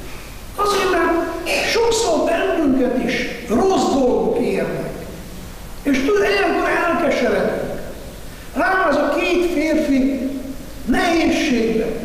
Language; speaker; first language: Hungarian; non-native, fluent; Italian